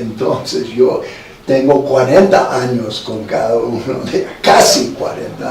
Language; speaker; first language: Spanish; non-native, fluent; English